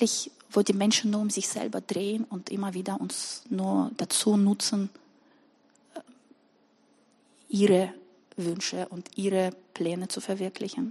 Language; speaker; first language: German; non-native, fluent; Russian